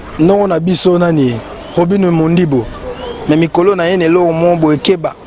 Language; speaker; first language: Lingala; native; Lingala